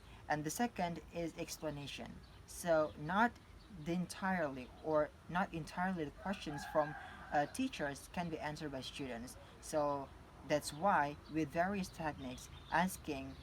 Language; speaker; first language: English; non-native, learner; Indonesian